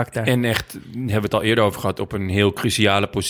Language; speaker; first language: Dutch; native; Dutch